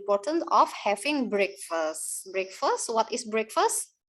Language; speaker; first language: English; non-native, learner; Indonesian